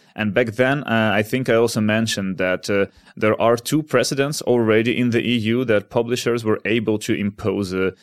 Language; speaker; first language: English; non-native, fluent; Ukrainian